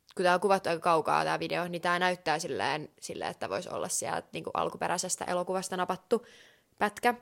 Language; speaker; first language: Finnish; native; Finnish